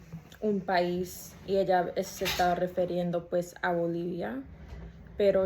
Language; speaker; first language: Spanish; early bilingual, heritage; Spanish